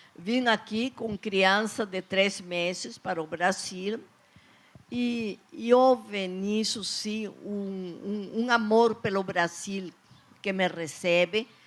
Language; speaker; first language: Portuguese; non-native, fluent; Spanish